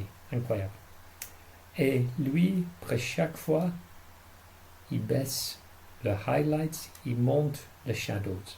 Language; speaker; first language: French; non-native, fluent; English